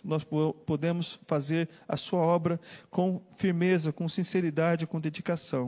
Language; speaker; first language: Portuguese; native; Portuguese